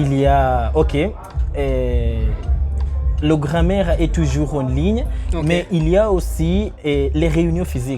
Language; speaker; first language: French; non-native, learner; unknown